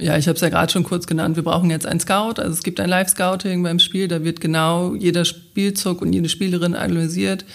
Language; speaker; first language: German; native; German